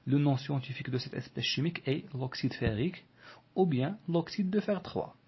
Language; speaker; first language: French; non-native, local second language; Arabic